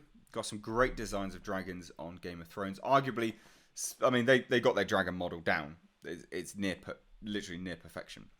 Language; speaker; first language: English; native; English